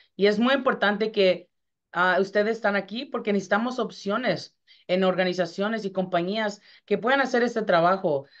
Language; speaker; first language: Spanish; early bilingual, heritage; Spanish